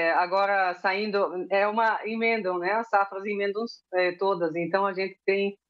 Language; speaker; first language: Portuguese; early bilingual, heritage; Spanish